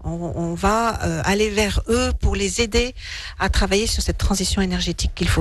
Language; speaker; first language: French; native; French